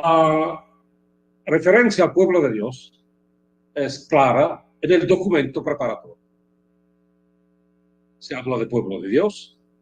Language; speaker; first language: Spanish; non-native, fluent; Italian